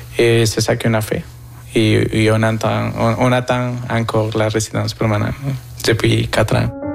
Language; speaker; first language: French; non-native, fluent; Spanish